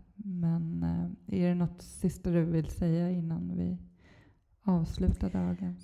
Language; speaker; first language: Swedish; native; Swedish